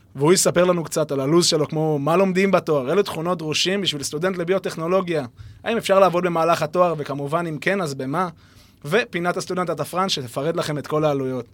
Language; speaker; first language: Hebrew; native; Hebrew